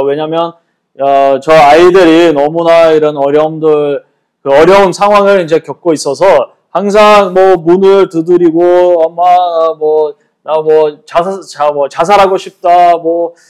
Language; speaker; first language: Korean; non-native, fluent; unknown